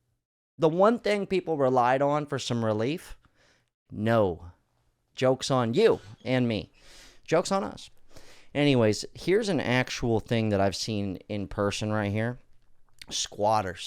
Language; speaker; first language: English; native; English